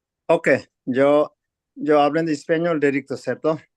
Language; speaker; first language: Spanish; non-native, learner; Tibetan